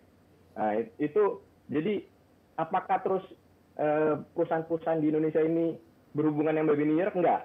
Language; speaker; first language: Indonesian; native; Indonesian